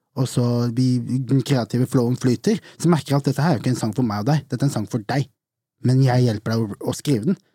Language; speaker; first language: Norwegian; native; Norwegian